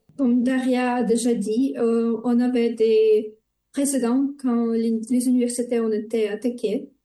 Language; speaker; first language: French; non-native, learner; Ukrainian